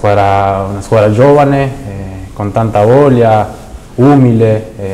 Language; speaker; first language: Italian; non-native, fluent; Spanish